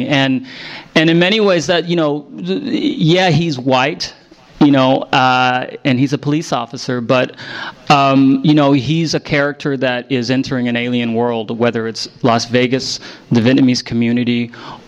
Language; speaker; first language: English; native; English